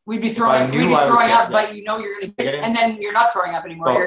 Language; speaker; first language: English; native; English